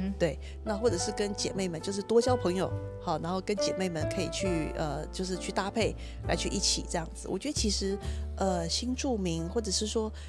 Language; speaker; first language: Chinese; native; Chinese